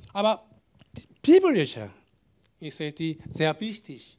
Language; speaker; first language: German; non-native, learner; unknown